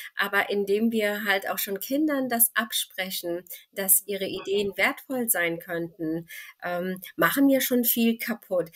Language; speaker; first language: German; early bilingual, other home language; Turkish